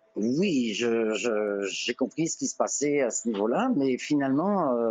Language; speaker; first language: French; native; French